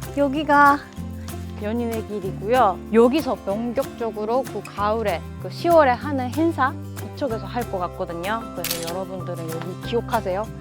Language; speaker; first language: Korean; non-native, fluent; Japanese